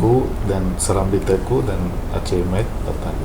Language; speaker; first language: Indonesian; non-native, local second language; Malayalam